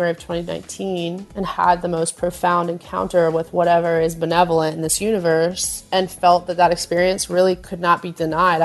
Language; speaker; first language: English; native; English